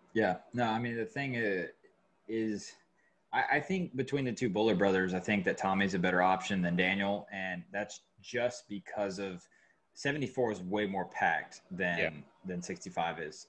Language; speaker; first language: English; native; English